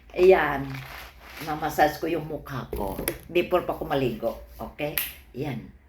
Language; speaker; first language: Filipino; non-native, local second language; Cebuano